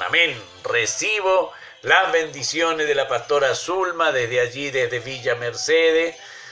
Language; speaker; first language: Spanish; native; Spanish